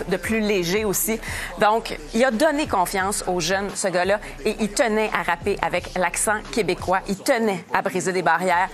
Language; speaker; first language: French; native; French